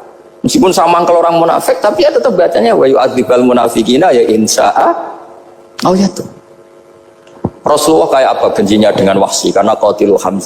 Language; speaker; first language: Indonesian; non-native, local second language; Javanese